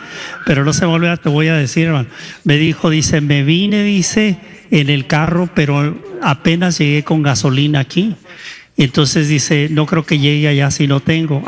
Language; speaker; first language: Spanish; native; Spanish